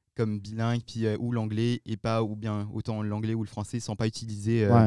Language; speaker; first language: French; non-native, local second language; Malagasy